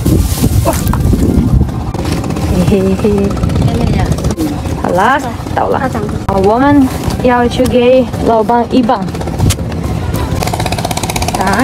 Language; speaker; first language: Chinese; non-native, learner; Ukrainian